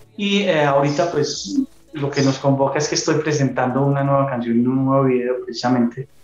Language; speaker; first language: Spanish; native; Spanish